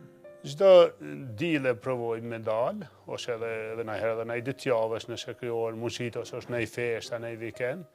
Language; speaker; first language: Albanian; native; Albanian